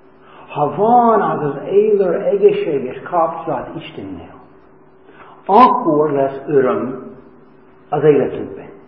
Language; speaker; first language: Hungarian; non-native, fluent; English